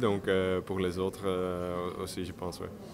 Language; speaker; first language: French; non-native, learner; Dutch